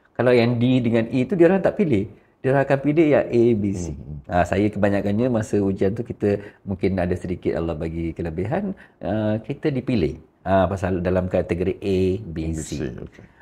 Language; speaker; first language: Malay; non-native, local second language; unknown